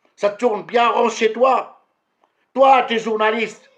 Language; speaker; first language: French; non-native, local second language; Arabic